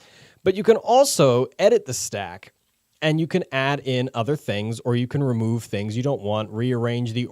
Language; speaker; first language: English; native; English